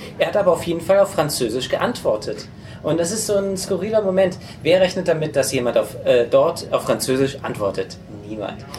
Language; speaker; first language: German; non-native, fluent; English